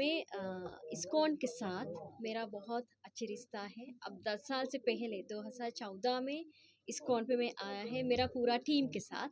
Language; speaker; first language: Hindi; non-native, fluent; Sinhala